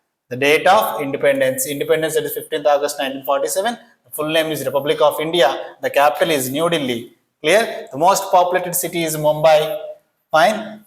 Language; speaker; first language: English; non-native, local second language; Telugu